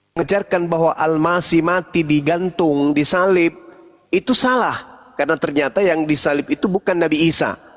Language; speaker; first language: Indonesian; native; Indonesian